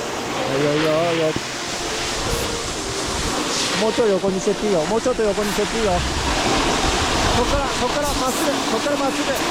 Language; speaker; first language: Japanese; native; Japanese